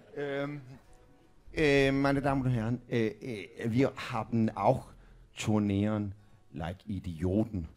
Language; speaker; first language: German; non-native, learner; Danish